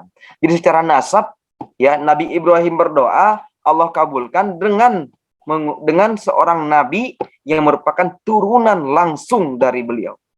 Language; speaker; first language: Indonesian; native; Indonesian